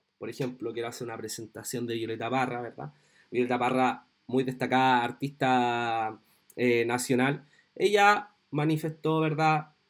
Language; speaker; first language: Spanish; native; Spanish